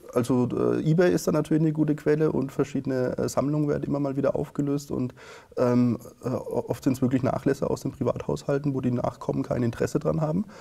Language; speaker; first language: German; native; German